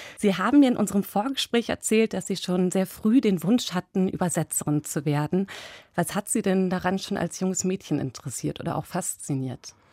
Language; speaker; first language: German; native; German